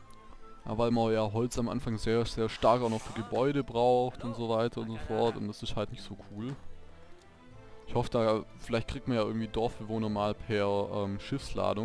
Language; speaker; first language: German; native; German